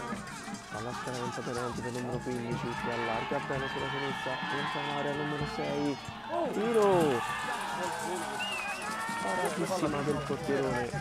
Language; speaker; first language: Italian; native; Italian